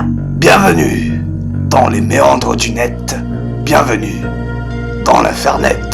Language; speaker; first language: French; native; French